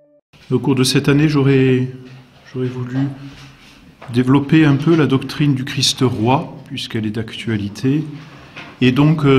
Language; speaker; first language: French; native; French